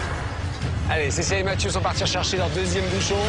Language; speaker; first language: French; native; French